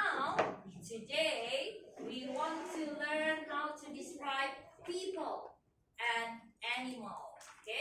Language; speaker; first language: English; non-native, learner; Indonesian